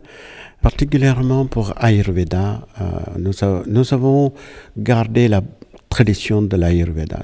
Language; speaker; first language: French; non-native, fluent; Malayalam